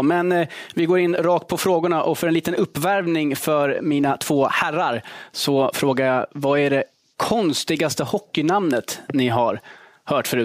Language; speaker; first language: Swedish; native; Swedish